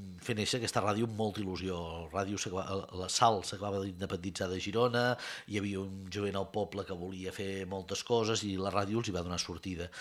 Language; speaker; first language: Catalan; native; Catalan